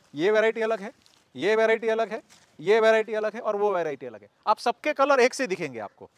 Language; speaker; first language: Hindi; non-native, local second language; Gujarati